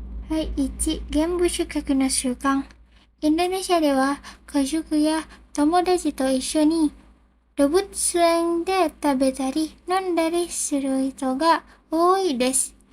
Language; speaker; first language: Japanese; non-native, learner; Indonesian